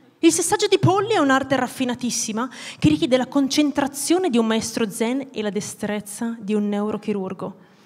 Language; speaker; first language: Italian; native; Italian